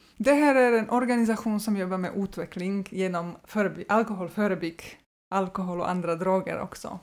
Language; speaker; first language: Swedish; non-native, fluent; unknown